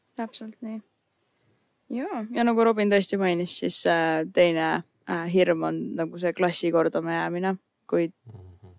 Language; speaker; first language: Estonian; non-native, fluent; German